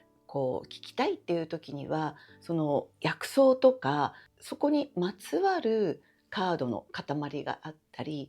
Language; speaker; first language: Japanese; native; Japanese